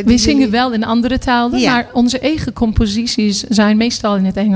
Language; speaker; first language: Dutch; non-native, fluent; Turkish